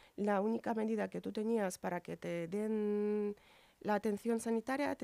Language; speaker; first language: Spanish; non-native, fluent; Ukrainian